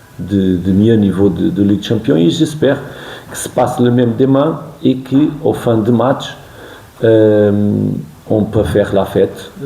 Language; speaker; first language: French; non-native, fluent; Portuguese